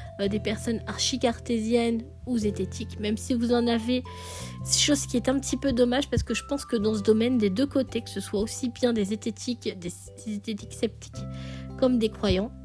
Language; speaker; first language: French; native; French